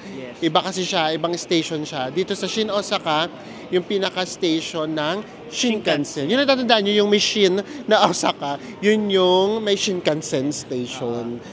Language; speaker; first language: Filipino; native; Filipino